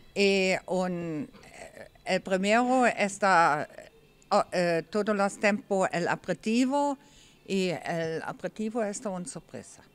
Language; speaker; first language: Spanish; non-native, learner; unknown